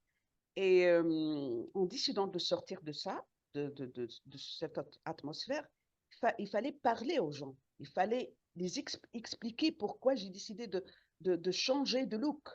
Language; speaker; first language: French; non-native, local second language; Arabic